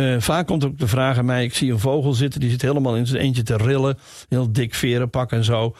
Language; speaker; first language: Dutch; native; Dutch